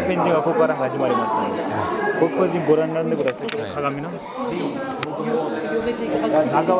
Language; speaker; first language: Japanese; non-native, fluent; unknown